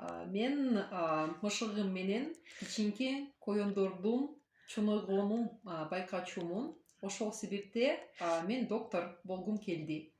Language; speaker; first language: Kyrgyz; non-native, learner; Russian